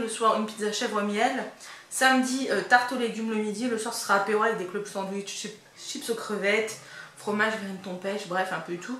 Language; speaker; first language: French; native; French